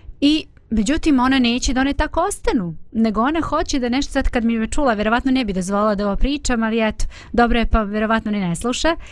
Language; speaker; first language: Bosnian; native; Bosnian